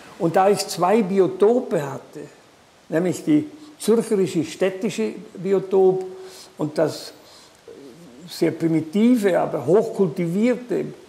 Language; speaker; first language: German; native; German